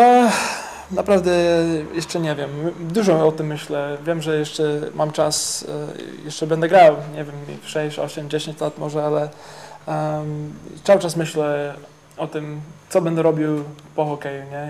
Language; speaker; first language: Polish; early bilingual, heritage; English